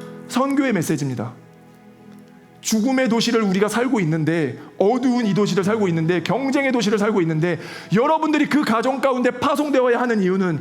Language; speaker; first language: Korean; native; Korean